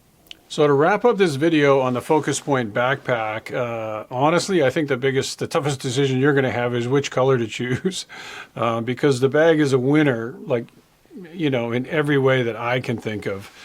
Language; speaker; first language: English; native; English